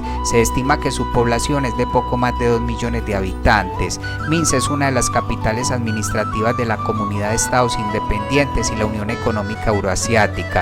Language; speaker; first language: Spanish; native; Spanish